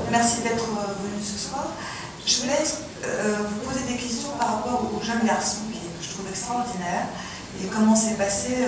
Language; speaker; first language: French; native; French